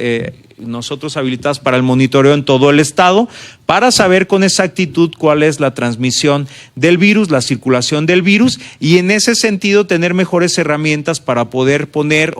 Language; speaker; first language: Spanish; native; Spanish